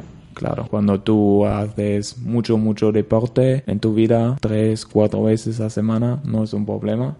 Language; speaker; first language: Spanish; non-native, learner; German